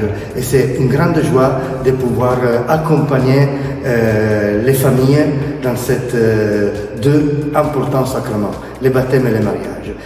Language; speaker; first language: French; non-native, fluent; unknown